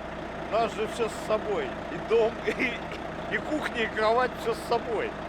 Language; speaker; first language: Russian; native; Russian